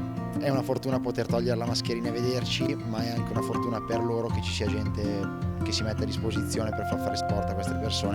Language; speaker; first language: Italian; native; Italian